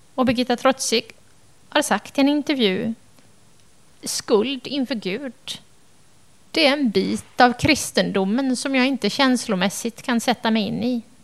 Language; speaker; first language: Swedish; native; Swedish